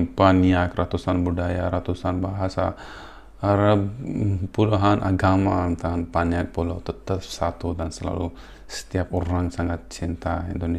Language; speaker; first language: Indonesian; non-native, fluent; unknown